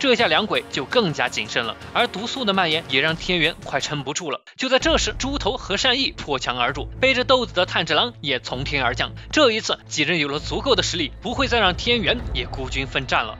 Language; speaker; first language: Chinese; native; Chinese